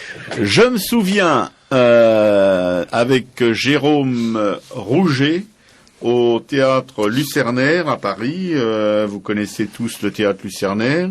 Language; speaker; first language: French; native; French